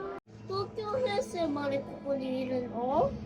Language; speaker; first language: Japanese; native; Japanese